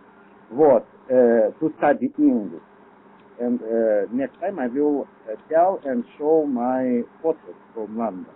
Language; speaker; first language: English; non-native, learner; Lithuanian